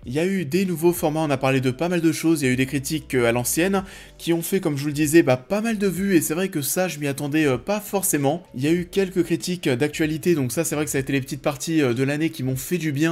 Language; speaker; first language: French; native; French